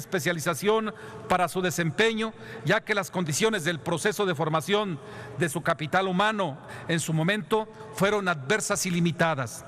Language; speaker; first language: Spanish; native; Spanish